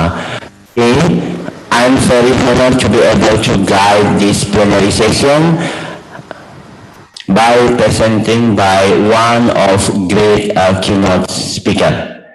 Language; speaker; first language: English; non-native, learner; Indonesian